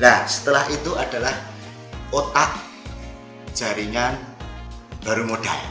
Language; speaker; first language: Indonesian; non-native, local second language; Javanese